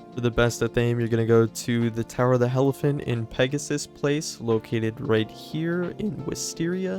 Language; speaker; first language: English; native; English